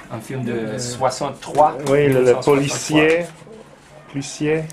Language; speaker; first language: French; non-native, learner; English